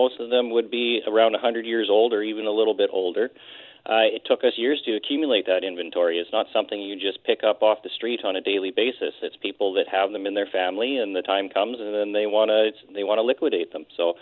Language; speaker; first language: English; native; English